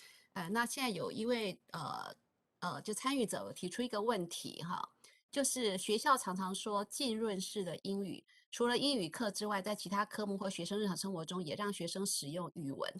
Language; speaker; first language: Chinese; native; Chinese